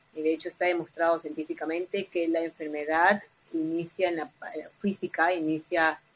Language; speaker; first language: Spanish; native; Spanish